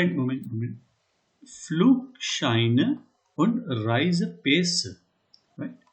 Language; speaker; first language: German; non-native, learner; Hindi